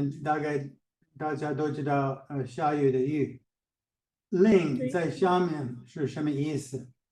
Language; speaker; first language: Chinese; non-native, fluent; English